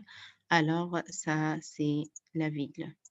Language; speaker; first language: French; non-native, fluent; Arabic